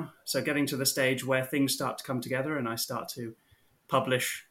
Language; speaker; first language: English; native; English